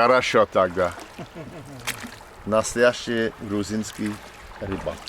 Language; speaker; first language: Russian; non-native, learner; English